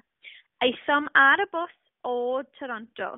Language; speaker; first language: Welsh; non-native, learner; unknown